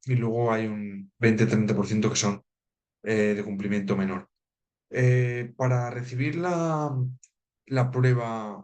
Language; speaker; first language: Spanish; native; Spanish